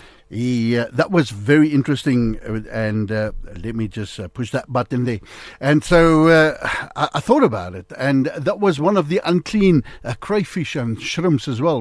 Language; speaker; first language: English; non-native, local second language; Afrikaans